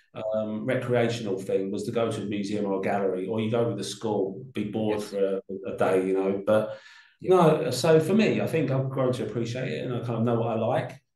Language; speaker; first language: English; native; English